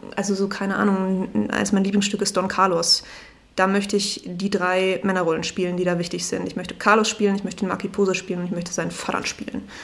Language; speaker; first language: German; native; German